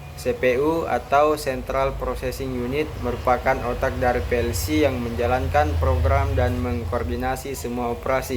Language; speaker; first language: Indonesian; native; Indonesian